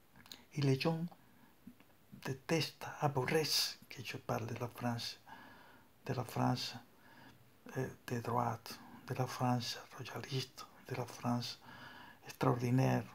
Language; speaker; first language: French; non-native, learner; Spanish